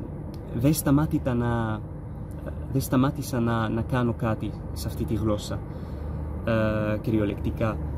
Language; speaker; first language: Greek; non-native, fluent; Arabic